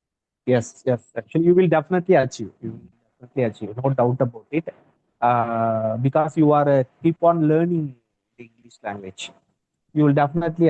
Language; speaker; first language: English; non-native, learner; Tamil